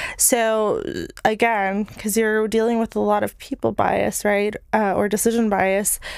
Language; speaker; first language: English; early bilingual, other home language; Bosnian